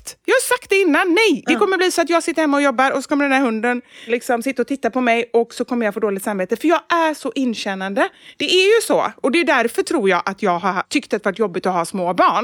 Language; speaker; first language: Swedish; native; Swedish